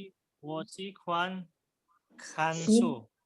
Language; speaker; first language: Chinese; non-native, learner; Indonesian